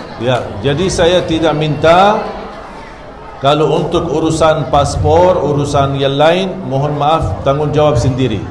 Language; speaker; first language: Malay; non-native, fluent; Arabic